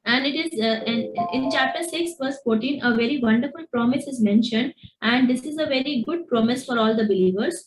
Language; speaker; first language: English; non-native, local second language; Hindi